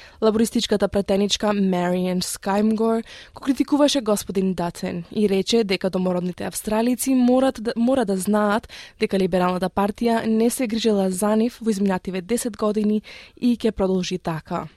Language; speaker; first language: Macedonian; native; Macedonian